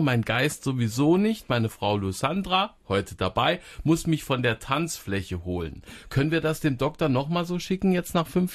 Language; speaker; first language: German; native; German